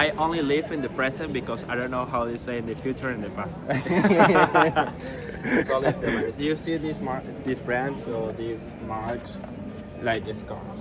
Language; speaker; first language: English; non-native, learner; Spanish